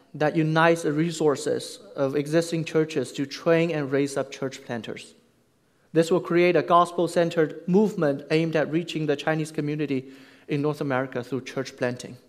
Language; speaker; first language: English; non-native, fluent; Chinese